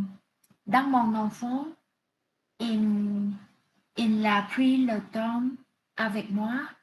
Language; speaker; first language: French; non-native, learner; Vietnamese